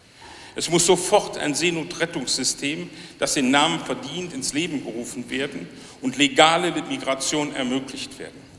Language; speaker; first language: German; native; German